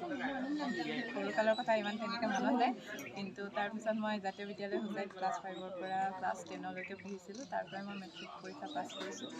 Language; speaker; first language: Assamese; non-native, local second language; Manipuri